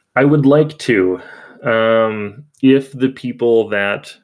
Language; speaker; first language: English; native; English